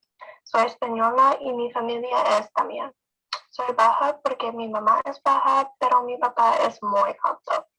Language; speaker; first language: Spanish; non-native, learner; English